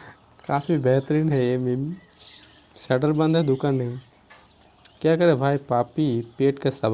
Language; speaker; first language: Hindi; non-native, local second language; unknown